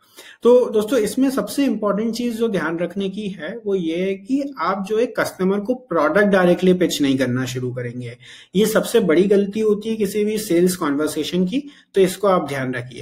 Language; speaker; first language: Hindi; native; Hindi